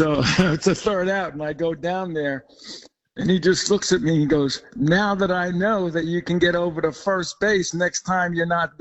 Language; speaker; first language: English; native; English